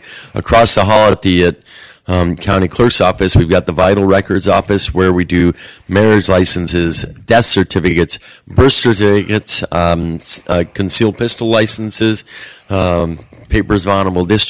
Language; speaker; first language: English; native; English